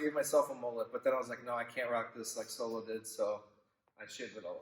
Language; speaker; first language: English; native; English